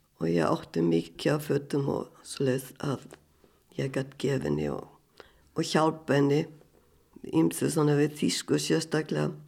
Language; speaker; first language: Icelandic; non-native, fluent; German